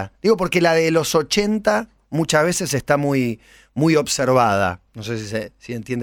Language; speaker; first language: Spanish; native; Spanish